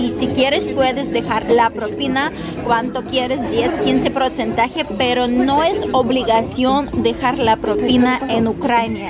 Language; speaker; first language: Spanish; non-native, fluent; Ukrainian